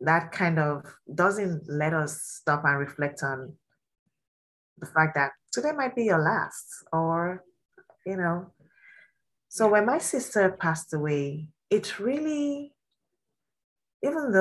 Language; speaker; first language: English; non-native, local second language; Yoruba